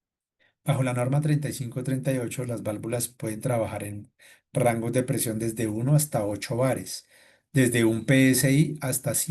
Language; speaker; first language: Spanish; native; Spanish